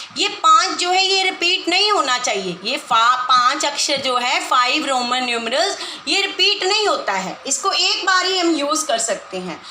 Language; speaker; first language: Hindi; non-native, local second language; Punjabi